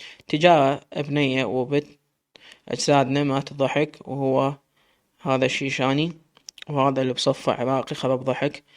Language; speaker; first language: Arabic; native; Arabic